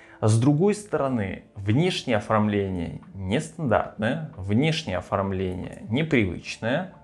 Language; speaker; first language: Russian; native; Russian